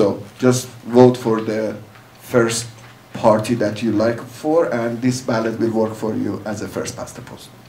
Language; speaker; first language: English; non-native, fluent; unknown